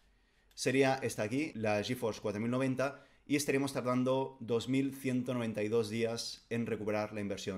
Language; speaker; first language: Spanish; native; Spanish